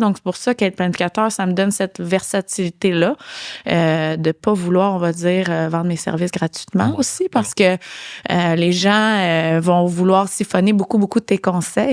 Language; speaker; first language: French; native; French